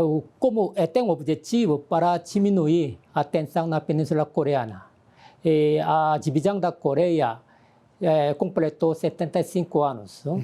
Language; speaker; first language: Portuguese; non-native, fluent; Korean